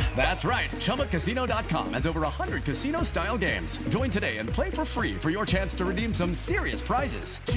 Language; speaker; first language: English; non-native, fluent; Dutch